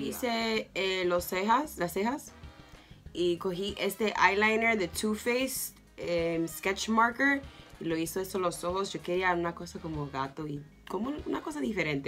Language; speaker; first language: Spanish; early bilingual, heritage; English